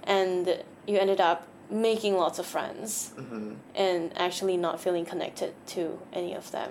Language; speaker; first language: English; non-native, fluent; Thai